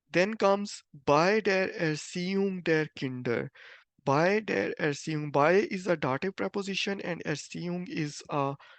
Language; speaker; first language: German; non-native, fluent; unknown